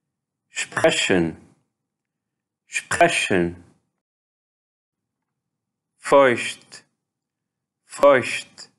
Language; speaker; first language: German; non-native, fluent; Arabic